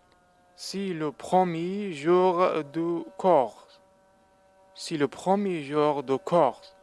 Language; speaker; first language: French; non-native, fluent; Arabic